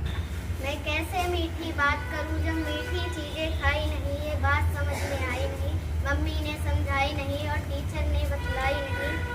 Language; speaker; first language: Hindi; native; Hindi